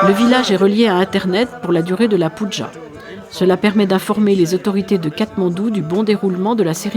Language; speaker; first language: French; native; French